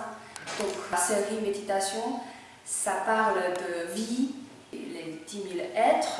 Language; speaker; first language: French; non-native, fluent; Chinese